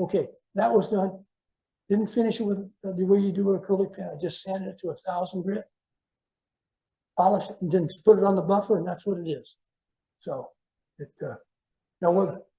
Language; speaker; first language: English; native; English